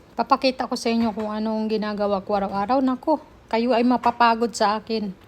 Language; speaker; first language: Filipino; native; Filipino